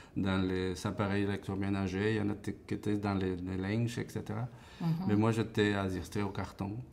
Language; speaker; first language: French; non-native, fluent; Spanish